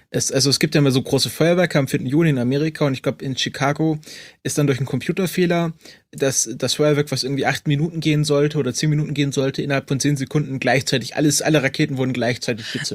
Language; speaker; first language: German; native; German